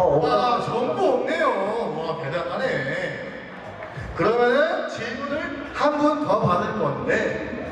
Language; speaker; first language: Korean; native; Korean